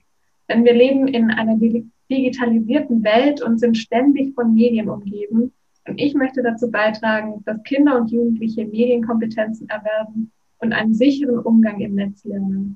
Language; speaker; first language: German; native; German